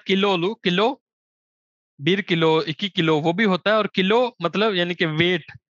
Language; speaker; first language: Urdu; non-native, local second language; Punjabi